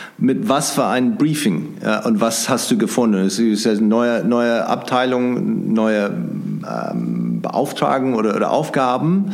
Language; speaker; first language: German; non-native, fluent; English